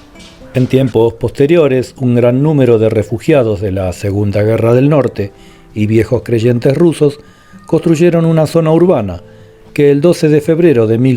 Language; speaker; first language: Spanish; native; Spanish